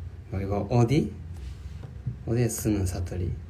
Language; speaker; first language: Korean; non-native, learner; Japanese